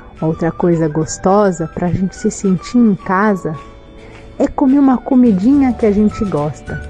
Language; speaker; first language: Portuguese; native; Portuguese